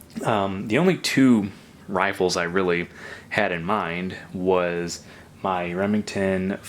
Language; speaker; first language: English; native; English